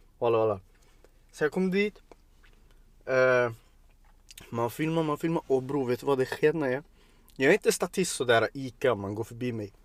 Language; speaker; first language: Swedish; early bilingual, other home language; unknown